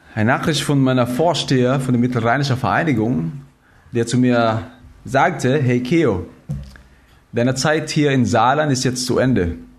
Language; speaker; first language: German; non-native, fluent; Filipino